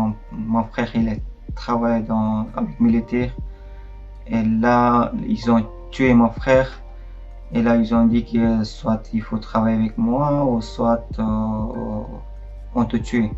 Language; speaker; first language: French; non-native, learner; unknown